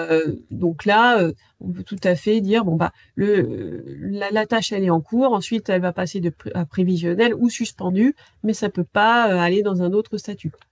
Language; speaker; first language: French; native; French